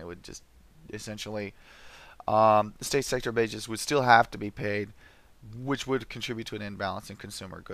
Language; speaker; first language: English; native; English